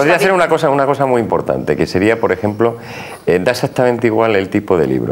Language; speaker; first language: Spanish; native; Spanish